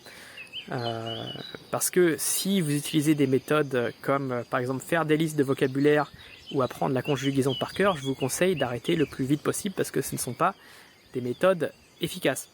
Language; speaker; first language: French; native; French